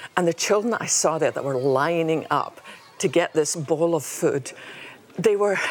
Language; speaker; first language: English; native; English